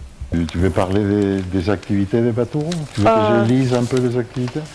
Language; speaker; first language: French; non-native, fluent; Spanish